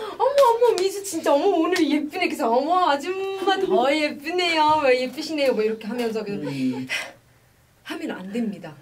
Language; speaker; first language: Korean; non-native, fluent; Arabic